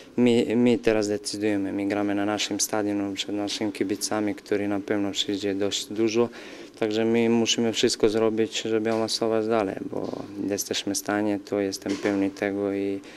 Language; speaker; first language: Polish; non-native, fluent; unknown